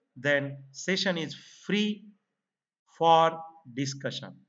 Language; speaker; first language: English; non-native, local second language; Marathi